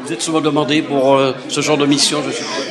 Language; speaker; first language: French; native; French